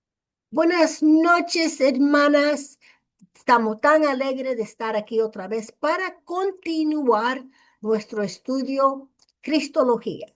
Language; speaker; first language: Spanish; early bilingual, heritage; English